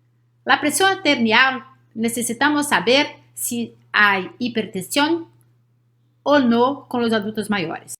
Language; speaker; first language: Spanish; non-native, learner; Portuguese